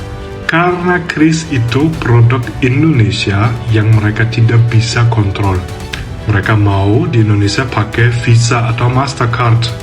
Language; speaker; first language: Indonesian; non-native, fluent; German